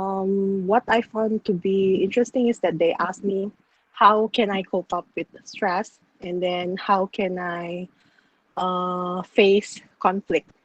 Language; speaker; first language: English; non-native, local second language; Malay